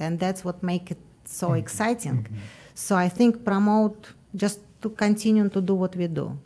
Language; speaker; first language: English; non-native, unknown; Russian